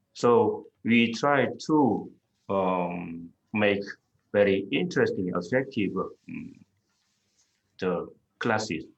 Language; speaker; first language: English; non-native, fluent; Korean